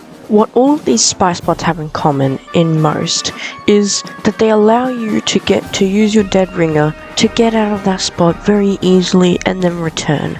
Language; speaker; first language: English; native; English